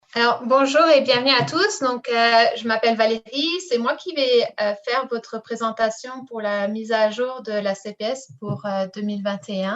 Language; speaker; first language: French; native; French